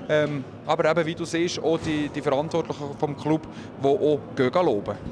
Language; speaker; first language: German; native; German